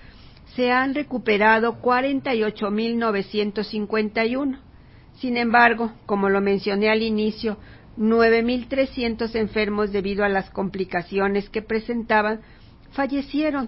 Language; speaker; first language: Spanish; native; Spanish